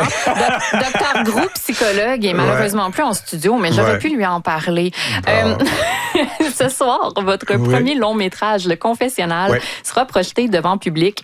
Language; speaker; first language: French; native; French